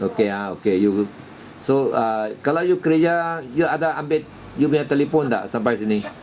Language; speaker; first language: Malay; non-native, local second language; Chinese